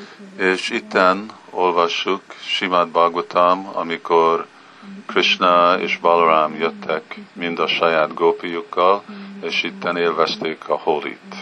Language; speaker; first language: Hungarian; early bilingual, heritage; Hungarian